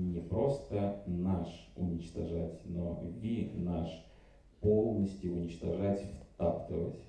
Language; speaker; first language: Russian; native; Russian